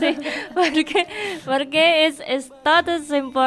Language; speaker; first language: Catalan; non-native, learner; Indonesian